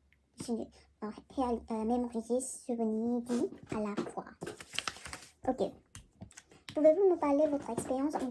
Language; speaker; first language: French; non-native, learner; Korean